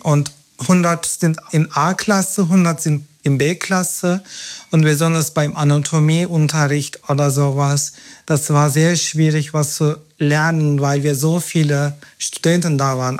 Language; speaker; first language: German; non-native, fluent; Turkish